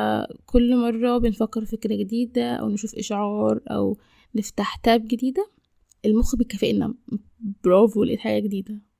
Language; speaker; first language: Arabic; native; Arabic